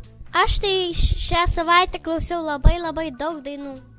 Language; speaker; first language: Lithuanian; early bilingual, heritage; Lithuanian